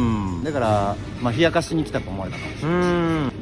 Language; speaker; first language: Japanese; native; Japanese